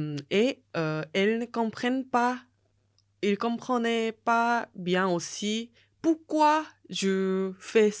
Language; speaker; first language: French; non-native, fluent; Korean